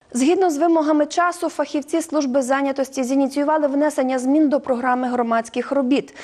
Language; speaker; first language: Ukrainian; native; Ukrainian